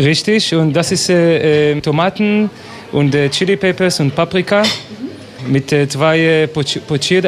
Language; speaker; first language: German; non-native, learner; Hebrew